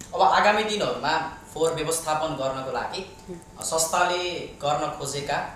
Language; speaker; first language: Nepali; native; Nepali